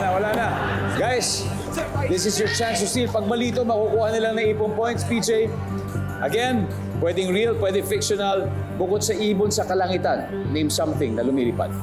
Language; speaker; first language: Filipino; native; Filipino